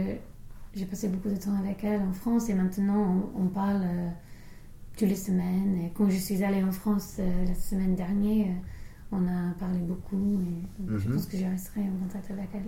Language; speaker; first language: French; non-native, fluent; English